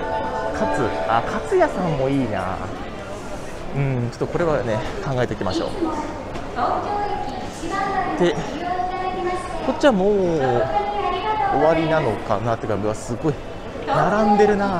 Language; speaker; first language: Japanese; native; Japanese